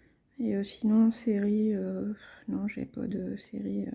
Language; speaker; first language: French; native; French